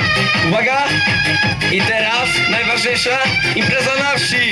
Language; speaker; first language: Polish; native; Polish